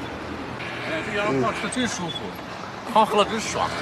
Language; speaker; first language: Chinese; native; Chinese